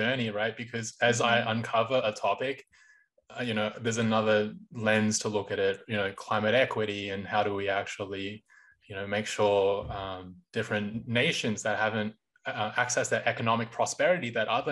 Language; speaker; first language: English; native; English